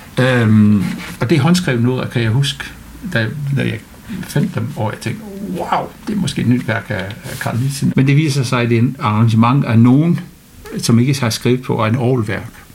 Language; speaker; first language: Danish; non-native, fluent; English